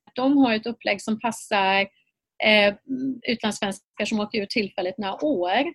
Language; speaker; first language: Swedish; native; Swedish